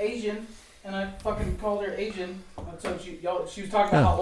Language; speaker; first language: English; native; English